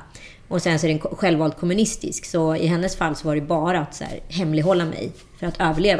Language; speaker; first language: Swedish; native; Swedish